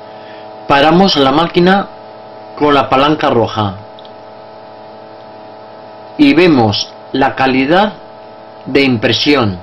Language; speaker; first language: Spanish; native; Spanish